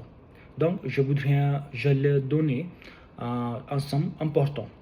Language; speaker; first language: French; non-native, learner; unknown